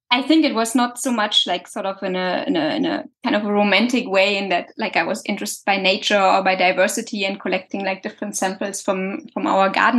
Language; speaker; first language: English; non-native, fluent; German